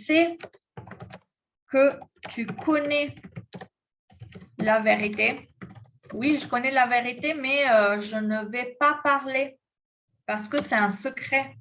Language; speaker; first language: French; non-native, fluent; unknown